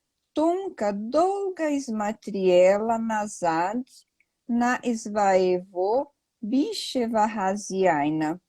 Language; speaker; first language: Russian; non-native, learner; Portuguese